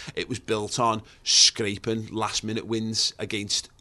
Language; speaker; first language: English; native; English